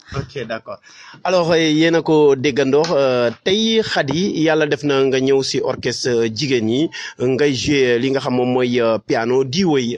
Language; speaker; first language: Wolof; non-native, local second language; Serer